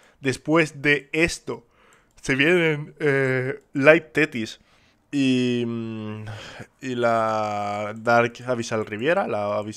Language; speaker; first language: Spanish; native; Spanish